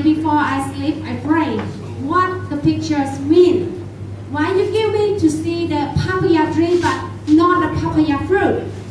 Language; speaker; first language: English; non-native, learner; Khmer